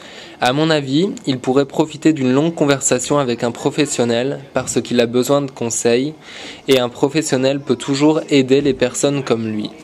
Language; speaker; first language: French; non-native, learner; English